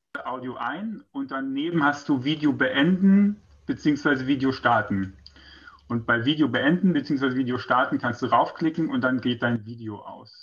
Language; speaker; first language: German; native; German